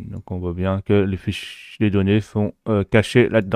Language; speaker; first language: French; native; French